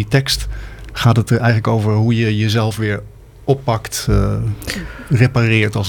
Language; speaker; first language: Dutch; native; Dutch